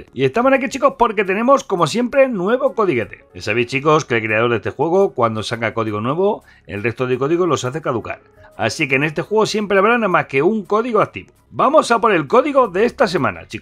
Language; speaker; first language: Spanish; native; Spanish